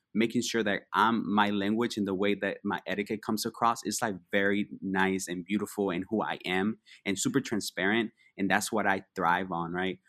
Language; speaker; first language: English; early bilingual, other home language; Spanish